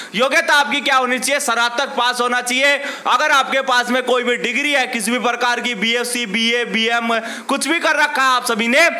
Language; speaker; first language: Hindi; native; Hindi